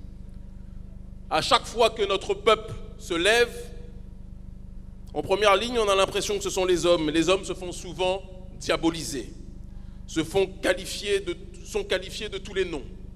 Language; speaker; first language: French; native; French